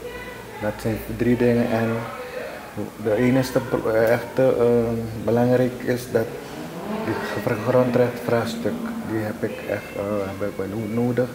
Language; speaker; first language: Dutch; non-native, local second language; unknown